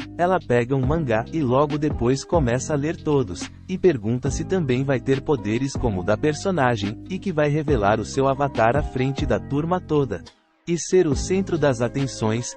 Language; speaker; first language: Portuguese; native; Portuguese